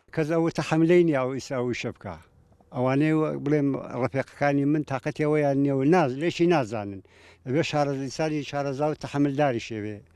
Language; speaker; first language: Central Kurdish; non-native, local second language; Gurani